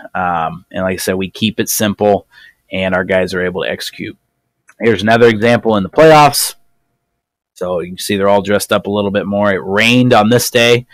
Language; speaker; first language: English; native; English